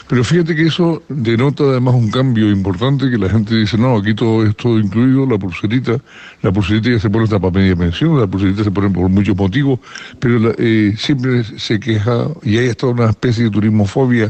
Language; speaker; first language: Spanish; native; Spanish